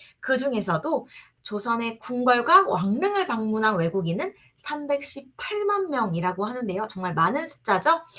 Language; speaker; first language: Korean; native; Korean